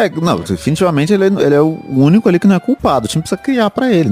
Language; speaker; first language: Portuguese; native; Portuguese